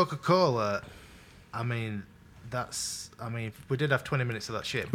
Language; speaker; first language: English; native; English